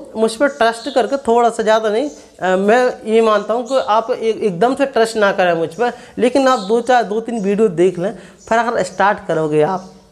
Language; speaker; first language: Hindi; non-native, local second language; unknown